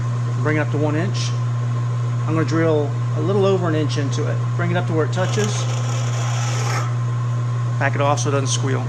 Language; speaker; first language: English; native; English